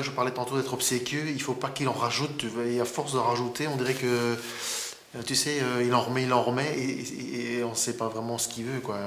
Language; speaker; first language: French; native; French